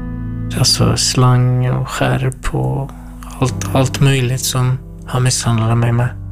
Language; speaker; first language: Swedish; non-native, fluent; Kurdish